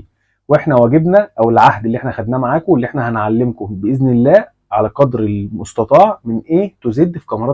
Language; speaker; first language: Arabic; native; Arabic